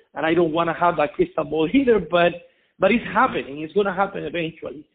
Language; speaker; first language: English; non-native, fluent; Spanish